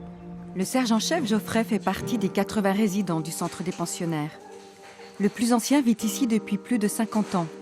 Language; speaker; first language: French; native; French